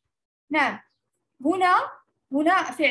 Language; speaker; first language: Arabic; non-native, fluent; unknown